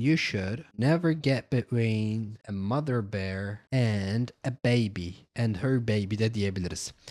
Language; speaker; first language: English; non-native, fluent; Turkish